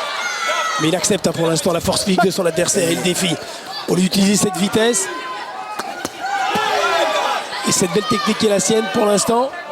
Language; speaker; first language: French; native; French